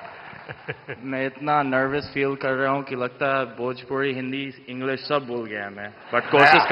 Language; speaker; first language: Hindi; non-native, fluent; English